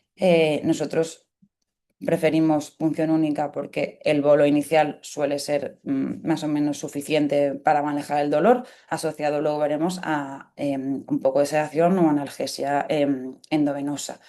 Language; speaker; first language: Spanish; native; Spanish